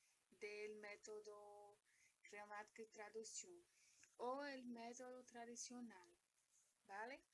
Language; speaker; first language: Spanish; non-native, learner; Portuguese